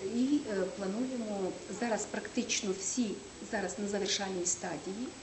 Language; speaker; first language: Ukrainian; native; Ukrainian